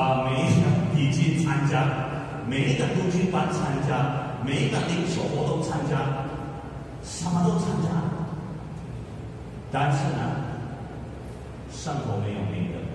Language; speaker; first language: Chinese; non-native, fluent; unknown